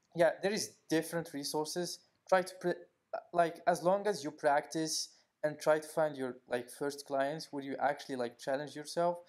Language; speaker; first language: English; non-native, fluent; Arabic